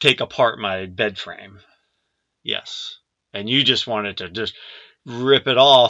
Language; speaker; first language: English; native; English